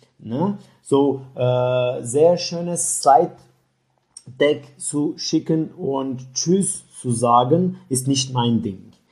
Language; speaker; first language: German; non-native, learner; Turkish